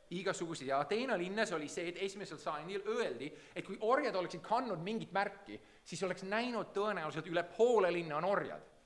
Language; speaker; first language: Estonian; early bilingual, heritage; Estonian